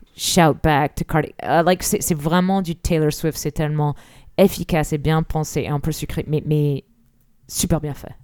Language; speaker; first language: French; early bilingual, other home language; English